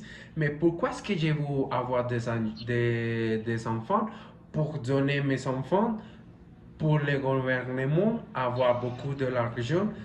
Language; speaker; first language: French; non-native, learner; Spanish